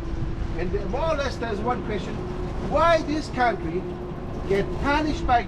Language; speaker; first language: English; non-native, fluent; Portuguese